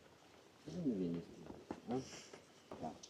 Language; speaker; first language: Spanish; native; Spanish